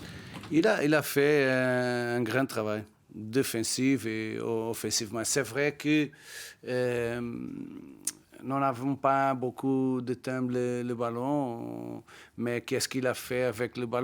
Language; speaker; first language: French; non-native, learner; Portuguese